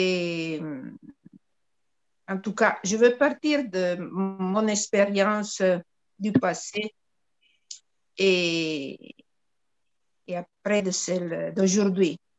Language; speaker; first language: French; non-native, fluent; Italian